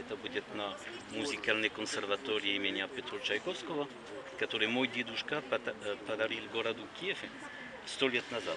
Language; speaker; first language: Russian; non-native, learner; French